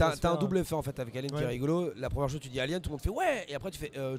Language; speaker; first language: French; native; French